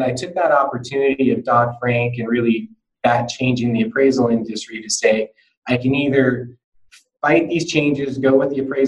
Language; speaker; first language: English; native; English